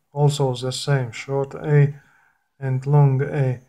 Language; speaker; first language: English; non-native, learner; Latvian